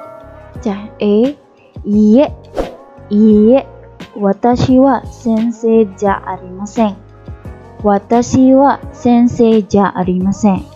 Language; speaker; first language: Japanese; non-native, fluent; Khmer